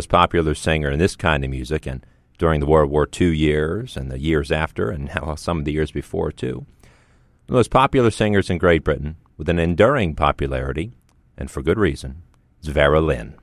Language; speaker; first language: English; native; English